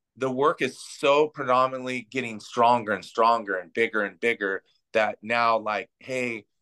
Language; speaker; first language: English; native; English